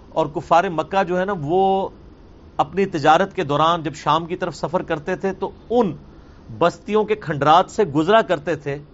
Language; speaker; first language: Urdu; non-native, local second language; Punjabi